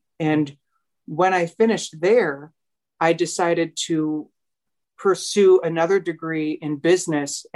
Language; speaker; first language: English; native; English